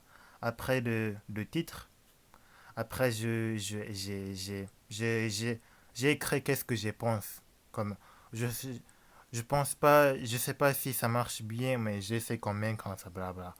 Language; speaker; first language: French; non-native, learner; Japanese